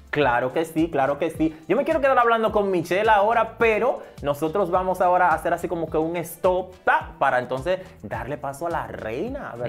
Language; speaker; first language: Spanish; native; Spanish